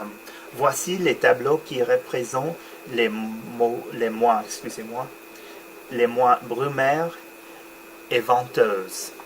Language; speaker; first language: French; non-native, learner; English